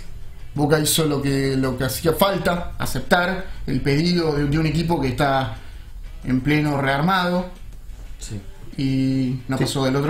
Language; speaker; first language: Spanish; native; Spanish